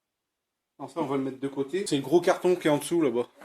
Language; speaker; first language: French; native; French